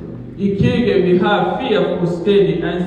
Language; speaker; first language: Danish; non-native, fluent; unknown